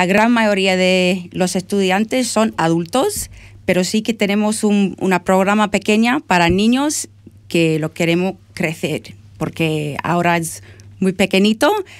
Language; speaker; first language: Spanish; non-native, fluent; English